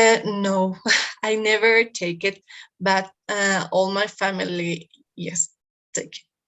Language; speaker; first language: English; non-native, learner; Spanish